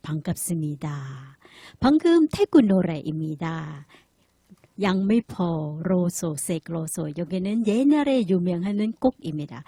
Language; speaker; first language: Korean; non-native, learner; Thai